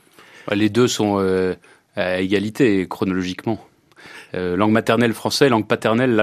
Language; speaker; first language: French; native; French